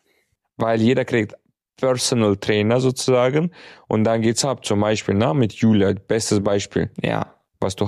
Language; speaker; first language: German; native; German